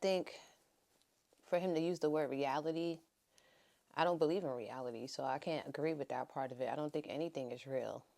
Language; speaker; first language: English; native; English